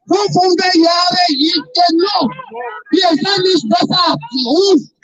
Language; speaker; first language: German; non-native, fluent; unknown